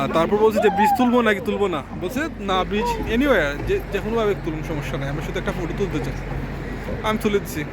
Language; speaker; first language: Bangla; non-native, local second language; Sylheti